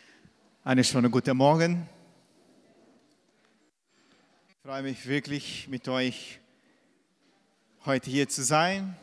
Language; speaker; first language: German; non-native, fluent; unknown